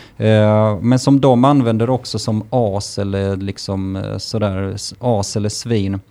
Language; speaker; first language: Swedish; early bilingual, other home language; Russian